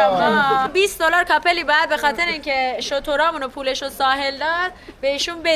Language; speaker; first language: Persian; native; Persian